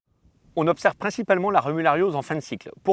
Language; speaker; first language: French; native; French